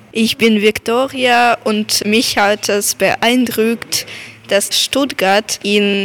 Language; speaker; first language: German; non-native, fluent; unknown